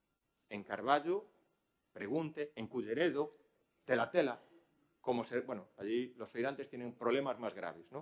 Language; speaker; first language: Spanish; native; Spanish